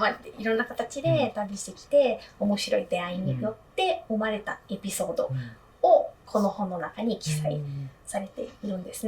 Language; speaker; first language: Japanese; non-native, fluent; Italian